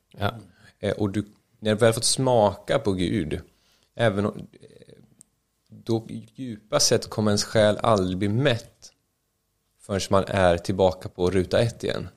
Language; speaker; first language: Swedish; native; Swedish